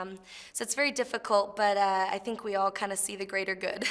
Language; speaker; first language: English; native; English